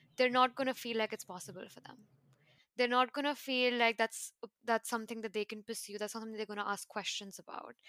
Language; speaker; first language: English; non-native, local second language; Hindi